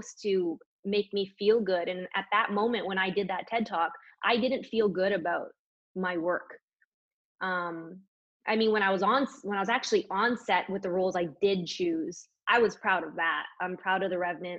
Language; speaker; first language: English; native; English